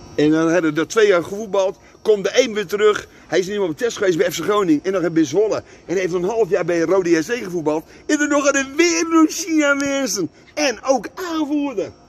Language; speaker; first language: Dutch; native; Dutch